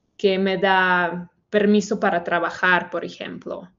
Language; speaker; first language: Spanish; non-native, fluent; Ukrainian